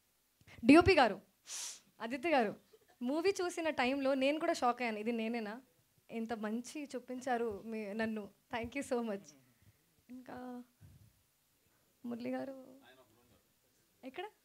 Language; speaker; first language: Telugu; non-native, fluent; Hindi